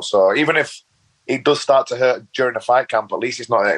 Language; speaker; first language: English; native; English